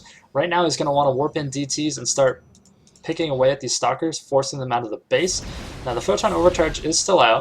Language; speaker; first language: English; native; English